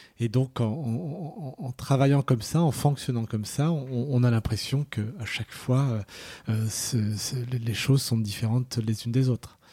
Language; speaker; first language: French; early bilingual, other home language; Arabic